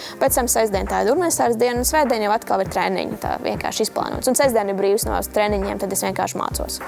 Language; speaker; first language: Latvian; native; Latvian